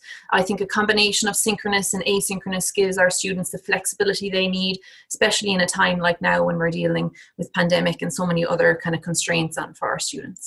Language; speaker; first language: English; native; English